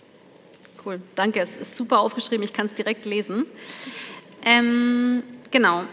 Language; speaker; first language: German; native; German